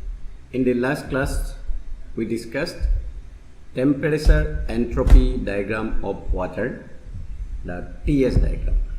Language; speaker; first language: English; non-native, local second language; Assamese